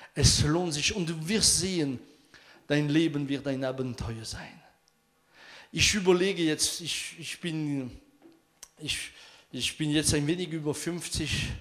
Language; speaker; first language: German; non-native, fluent; French